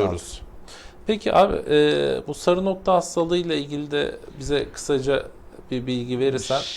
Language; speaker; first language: Turkish; native; Turkish